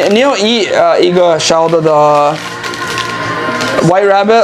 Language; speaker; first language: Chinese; non-native, learner; English